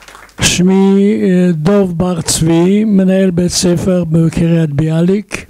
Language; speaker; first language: Hebrew; non-native, fluent; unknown